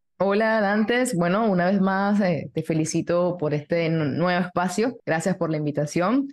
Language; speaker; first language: Spanish; native; Spanish